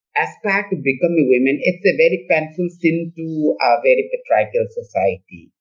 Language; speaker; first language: English; non-native, local second language; Manipuri